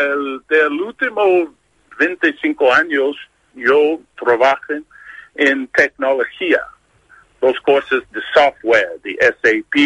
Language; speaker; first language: Spanish; non-native, learner; English